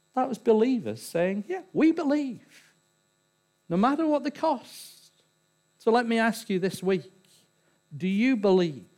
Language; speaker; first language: English; native; English